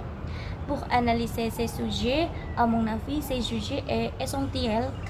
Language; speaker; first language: French; non-native, learner; Indonesian